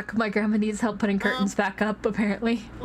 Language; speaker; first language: English; native; English